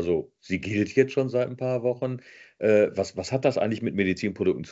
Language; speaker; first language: German; native; German